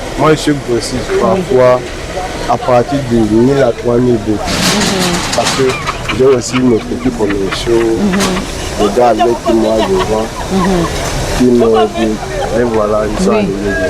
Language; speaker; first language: French; non-native, local second language; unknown